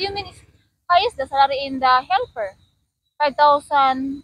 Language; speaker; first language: English; non-native, learner; Cebuano